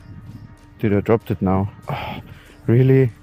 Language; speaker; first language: English; non-native, learner; German